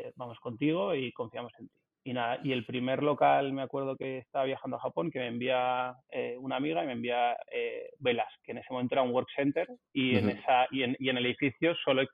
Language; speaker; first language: Spanish; native; Spanish